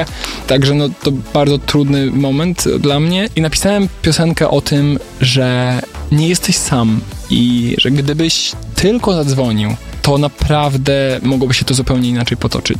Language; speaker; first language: Polish; native; Polish